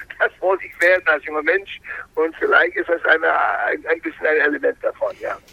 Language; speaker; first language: German; non-native, fluent; English